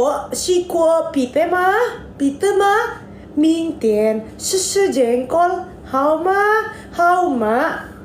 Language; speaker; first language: Chinese; non-native, learner; Indonesian